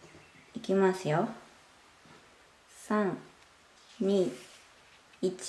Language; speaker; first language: Japanese; native; Japanese